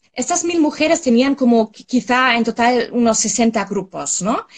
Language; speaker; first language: Spanish; non-native, fluent; German